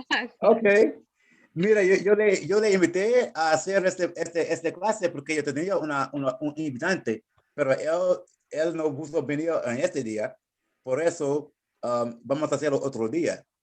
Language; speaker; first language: Spanish; non-native, fluent; English